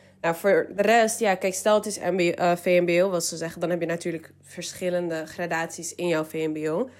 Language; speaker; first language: Dutch; early bilingual, other home language; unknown